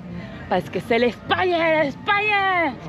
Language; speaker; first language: French; non-native, fluent; Spanish